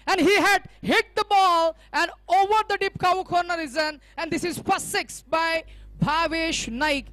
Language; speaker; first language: English; non-native, local second language; Marathi